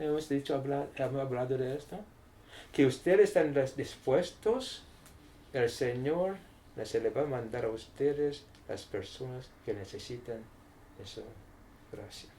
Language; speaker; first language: Spanish; non-native, learner; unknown